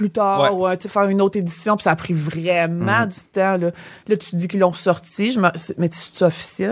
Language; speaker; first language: French; native; French